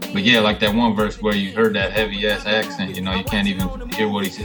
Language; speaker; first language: English; native; English